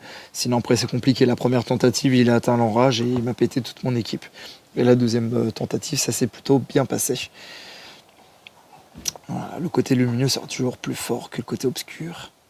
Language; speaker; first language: French; native; French